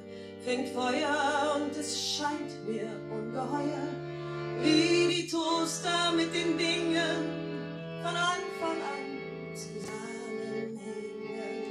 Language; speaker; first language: German; native; German